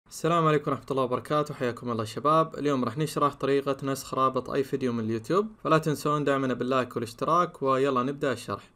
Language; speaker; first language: Arabic; native; Arabic